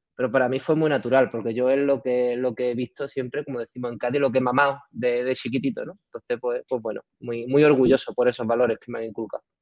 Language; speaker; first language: Spanish; native; Spanish